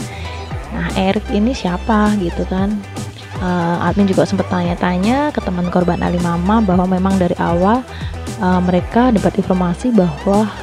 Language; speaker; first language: Indonesian; native; Indonesian